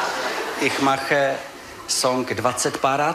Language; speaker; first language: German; non-native, learner; Czech